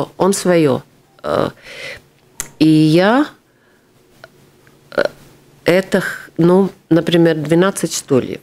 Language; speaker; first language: Russian; non-native, local second language; Latvian